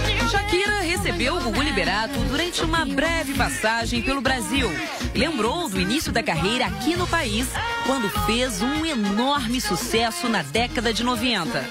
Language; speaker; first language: Portuguese; native; Portuguese